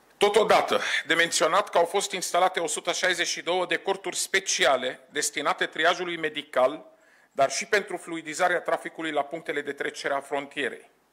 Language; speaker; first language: Romanian; non-native, fluent; Arabic